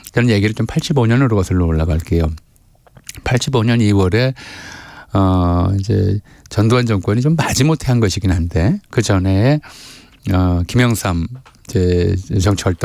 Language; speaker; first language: Korean; native; Korean